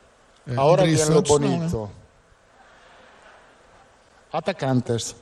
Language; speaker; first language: Portuguese; non-native, fluent; Italian